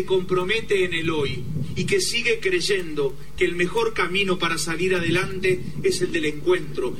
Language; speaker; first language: Spanish; native; Spanish